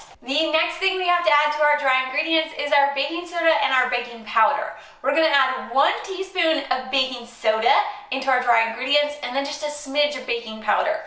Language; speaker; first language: English; native; English